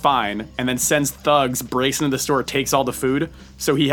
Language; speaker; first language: English; native; English